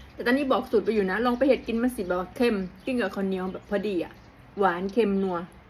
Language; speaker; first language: Thai; native; Thai